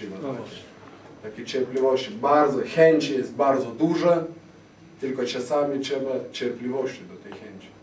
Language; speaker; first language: Polish; non-native, fluent; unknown